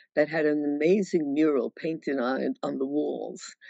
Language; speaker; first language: English; native; English